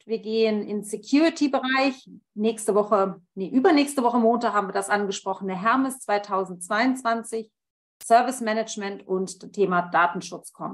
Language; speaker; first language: German; native; German